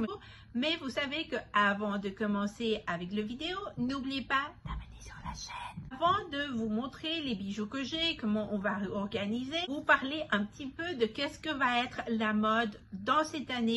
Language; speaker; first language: French; non-native, fluent; Spanish